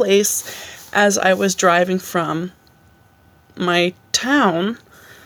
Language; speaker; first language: English; native; English